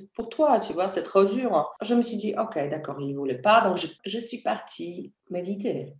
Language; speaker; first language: French; non-native, fluent; Polish